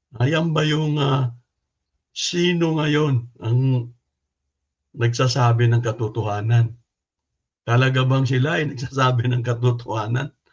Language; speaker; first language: Filipino; non-native, local second language; Cebuano